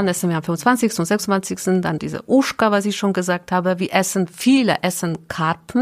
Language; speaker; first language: German; non-native, learner; Polish